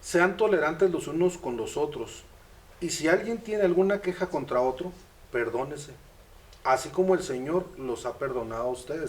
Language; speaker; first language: Spanish; native; Spanish